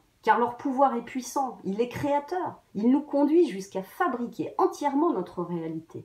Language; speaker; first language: French; native; French